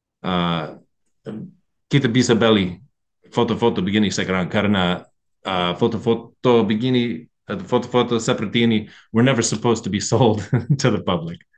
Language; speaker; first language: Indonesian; non-native, learner; English